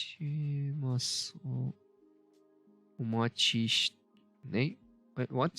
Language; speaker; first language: Japanese; non-native, learner; Turkish